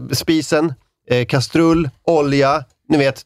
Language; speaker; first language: Swedish; native; Swedish